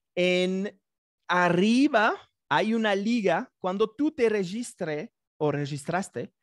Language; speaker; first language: Spanish; non-native, fluent; English